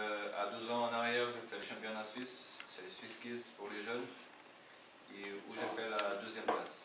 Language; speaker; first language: French; non-native, fluent; Portuguese